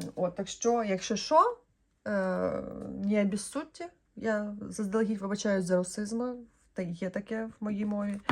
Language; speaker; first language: Ukrainian; non-native, local second language; Russian